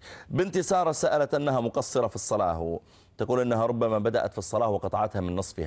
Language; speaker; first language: Arabic; native; Arabic